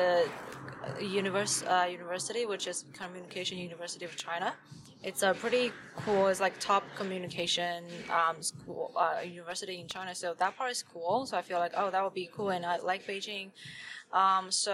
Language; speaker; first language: English; non-native, fluent; Chinese